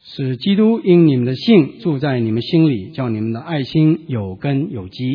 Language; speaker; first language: Chinese; native; Chinese